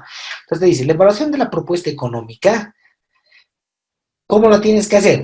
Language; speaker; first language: Spanish; native; Spanish